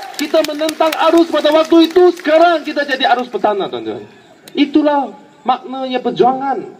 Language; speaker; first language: Malay; non-native, local second language; Chinese